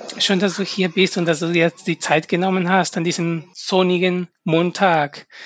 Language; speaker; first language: German; non-native, fluent; Spanish